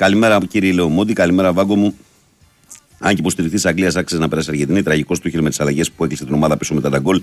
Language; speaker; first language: Greek; native; Greek